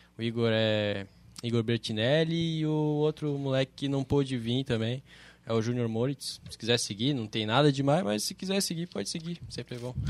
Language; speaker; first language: Portuguese; native; Portuguese